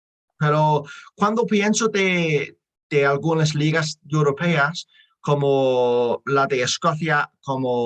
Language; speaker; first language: Spanish; non-native, learner; English